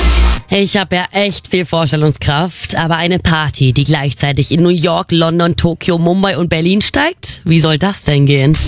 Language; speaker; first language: German; native; German